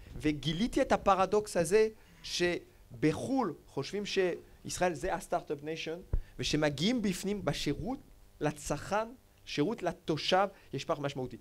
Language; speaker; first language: Hebrew; non-native, fluent; French